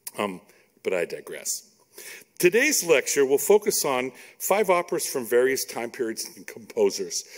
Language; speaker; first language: English; native; English